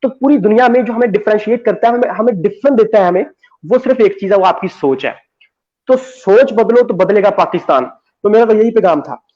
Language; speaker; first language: Hindi; non-native, local second language; Punjabi